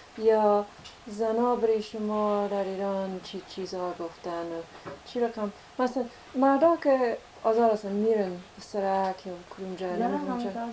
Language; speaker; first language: Persian; non-native, fluent; English